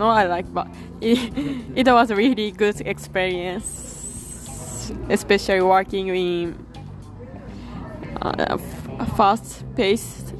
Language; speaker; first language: English; non-native, learner; Japanese